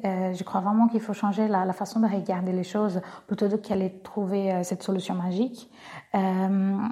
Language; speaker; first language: French; non-native, fluent; Portuguese